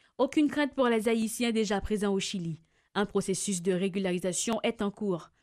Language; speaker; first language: French; non-native, local second language; Haitian Creole